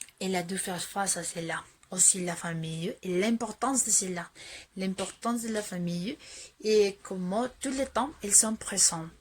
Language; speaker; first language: French; non-native, fluent; Spanish